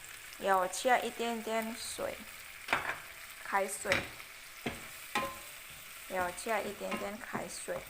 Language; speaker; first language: Chinese; non-native, learner; Indonesian